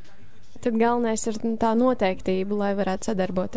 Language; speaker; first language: Latvian; native; Latvian